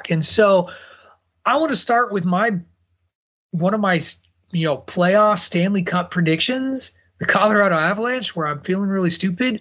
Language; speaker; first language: English; native; English